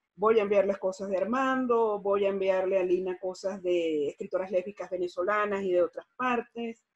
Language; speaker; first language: Spanish; native; Spanish